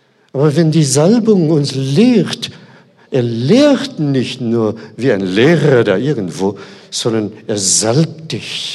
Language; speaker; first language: German; non-native, fluent; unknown